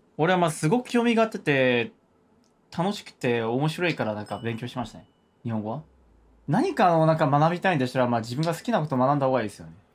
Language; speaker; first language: Japanese; non-native, fluent; Korean